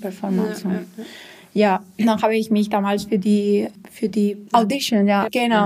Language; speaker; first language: German; non-native, fluent; Spanish